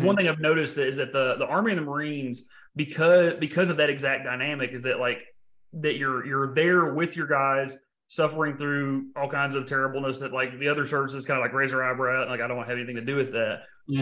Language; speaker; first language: English; native; English